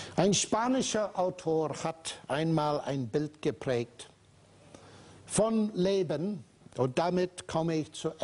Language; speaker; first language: German; non-native, fluent; English